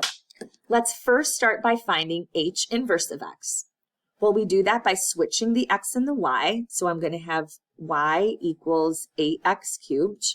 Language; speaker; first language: English; native; English